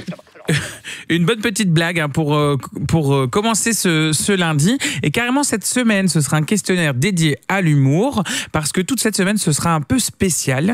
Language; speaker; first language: French; native; French